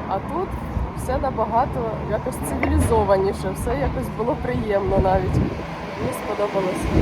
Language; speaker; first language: Ukrainian; non-native, local second language; Russian